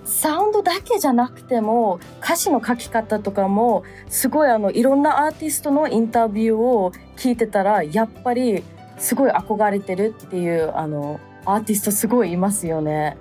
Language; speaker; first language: Japanese; early bilingual, other home language; English